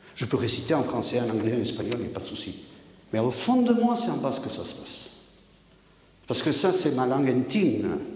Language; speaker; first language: French; non-native, local second language; Basque